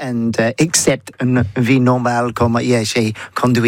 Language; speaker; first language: French; non-native, learner; English